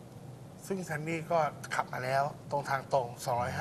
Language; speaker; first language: Thai; native; Thai